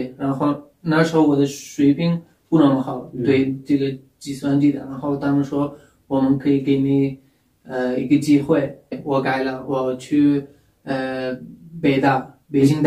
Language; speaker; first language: Chinese; non-native, fluent; Pashto